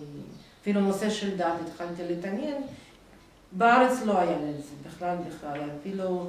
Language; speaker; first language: Hebrew; non-native, fluent; Russian